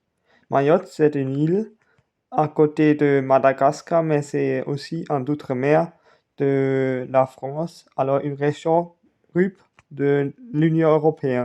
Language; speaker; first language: French; non-native, learner; German